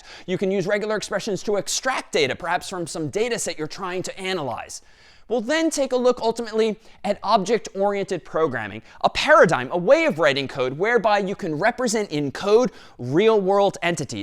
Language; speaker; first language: English; native; English